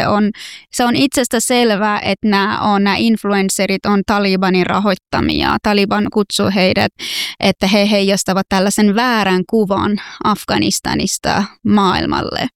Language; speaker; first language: Finnish; non-native, fluent; Persian